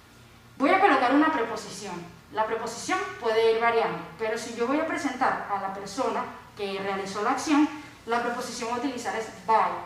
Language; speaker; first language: Spanish; native; Spanish